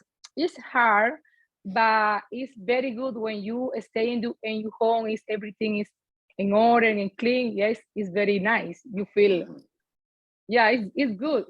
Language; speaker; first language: English; non-native, learner; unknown